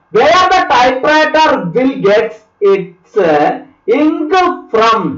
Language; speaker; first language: English; non-native, local second language; Malayalam